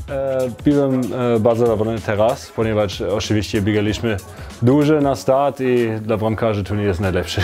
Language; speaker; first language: Polish; non-native, learner; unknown